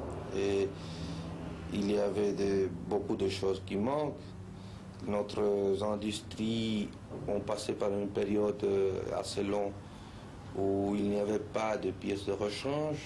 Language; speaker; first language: French; non-native, fluent; Spanish